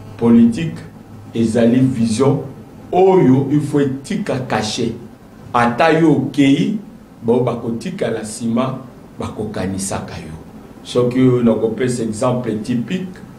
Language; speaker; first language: Lingala; non-native, local second language; Kituba (Democratic Republic of Congo)